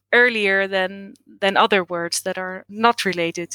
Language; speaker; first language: English; non-native, fluent; Dutch